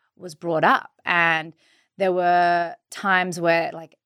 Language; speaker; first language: English; native; English